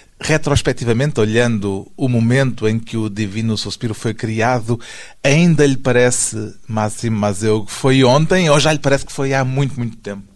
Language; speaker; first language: Portuguese; native; Portuguese